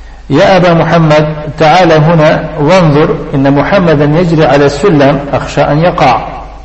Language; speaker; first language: Arabic; non-native, fluent; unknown